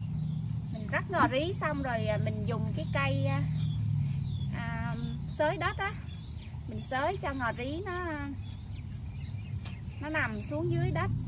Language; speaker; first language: Vietnamese; native; Vietnamese